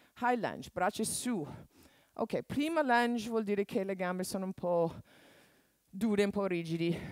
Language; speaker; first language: Italian; non-native, fluent; English